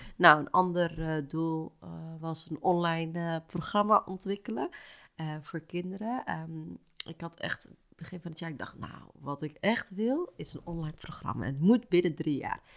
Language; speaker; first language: Dutch; native; Dutch